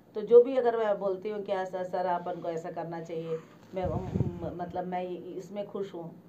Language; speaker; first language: Hindi; native; Hindi